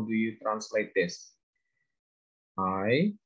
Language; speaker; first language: English; non-native, fluent; Indonesian